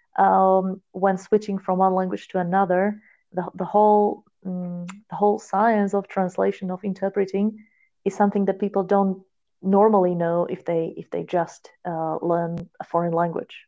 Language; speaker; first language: English; non-native, fluent; Slovak